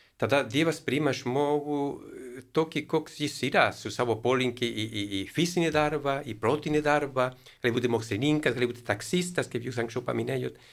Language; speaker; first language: Lithuanian; non-native, fluent; Spanish